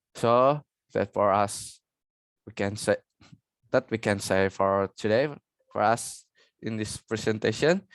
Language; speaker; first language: English; non-native, learner; Indonesian